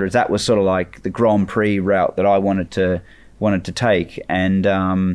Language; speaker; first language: English; native; English